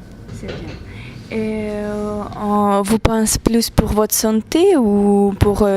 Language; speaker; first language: French; non-native, learner; Chinese